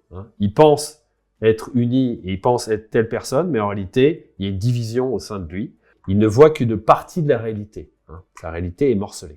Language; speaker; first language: French; native; French